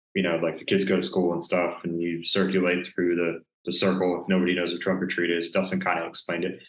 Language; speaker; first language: English; native; English